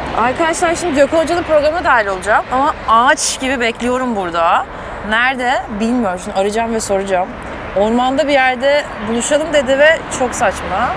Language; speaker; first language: Turkish; early bilingual, other home language; Russian